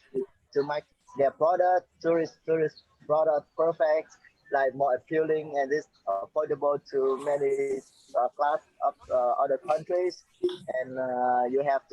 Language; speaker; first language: English; non-native, fluent; Vietnamese